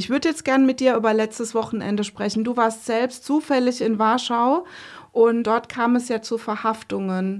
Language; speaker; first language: German; native; German